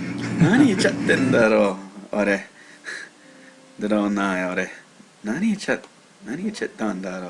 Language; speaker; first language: Japanese; non-native, learner; English